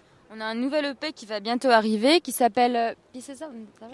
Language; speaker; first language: French; native; French